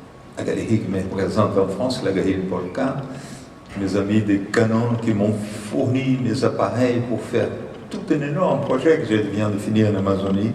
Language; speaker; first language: French; non-native, fluent; Portuguese